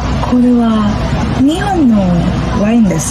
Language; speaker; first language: Japanese; non-native, learner; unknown